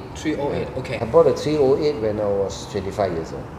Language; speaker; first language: English; non-native, local second language; Min Nan Chinese